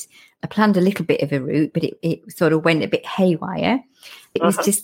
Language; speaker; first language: English; native; English